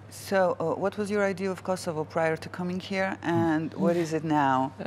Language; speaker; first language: English; non-native, fluent; Albanian